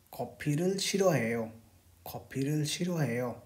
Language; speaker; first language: Korean; non-native, fluent; Hindi